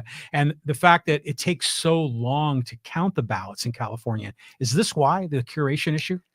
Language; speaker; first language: English; native; English